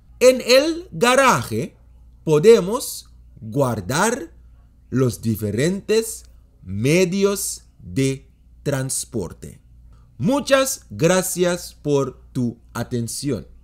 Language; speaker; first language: Spanish; non-native, fluent; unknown